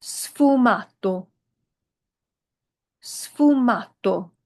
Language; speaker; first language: Italian; non-native, fluent; English